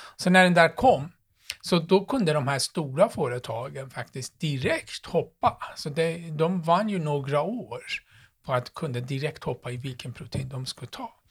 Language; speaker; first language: Swedish; non-native, fluent; Persian